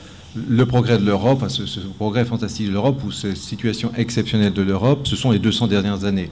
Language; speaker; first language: French; native; French